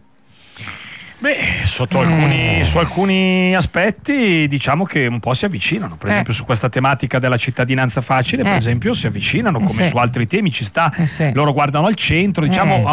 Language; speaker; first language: Italian; native; Italian